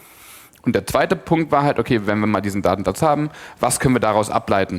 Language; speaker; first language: German; native; German